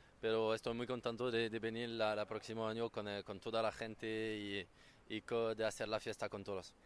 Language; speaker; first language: Spanish; non-native, learner; French